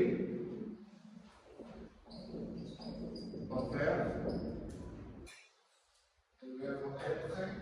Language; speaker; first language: French; non-native, learner; Spanish